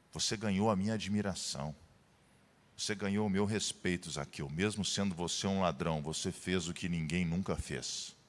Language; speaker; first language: Portuguese; native; Portuguese